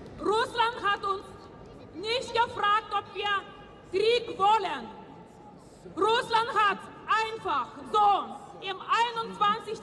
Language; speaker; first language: German; non-native, fluent; Lithuanian